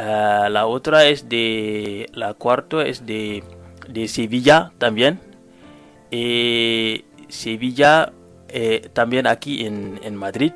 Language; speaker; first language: Spanish; non-native, learner; Wolof